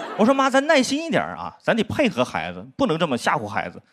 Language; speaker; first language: Chinese; native; Chinese